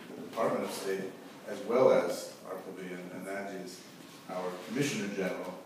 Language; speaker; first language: English; native; English